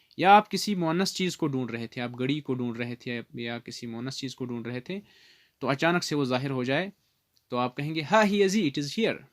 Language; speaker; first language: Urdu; non-native, local second language; Kashmiri